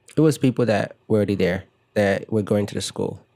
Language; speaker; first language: English; early bilingual, other home language; Igbo